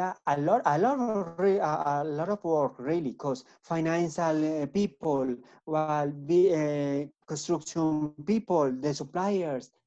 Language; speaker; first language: English; non-native, learner; Spanish